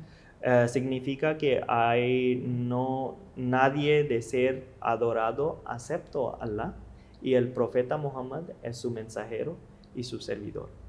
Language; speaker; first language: Spanish; non-native, learner; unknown